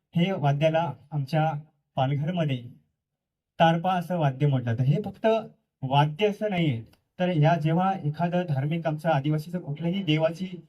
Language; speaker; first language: Marathi; native; Marathi